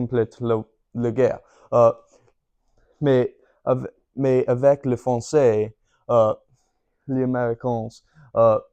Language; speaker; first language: French; non-native, learner; English